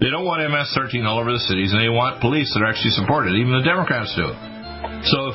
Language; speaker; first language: English; native; English